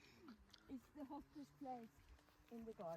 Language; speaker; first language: English; non-native, learner; Swedish